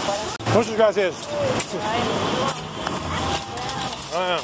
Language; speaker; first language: Spanish; non-native, learner; English